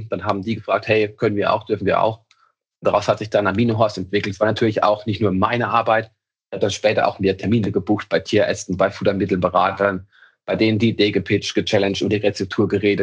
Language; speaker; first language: German; native; German